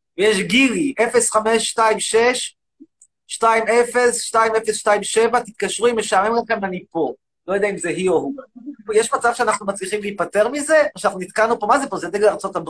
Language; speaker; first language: Hebrew; native; Hebrew